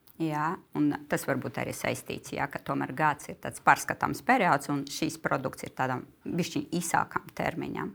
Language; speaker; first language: Latvian; non-native, local second language; Russian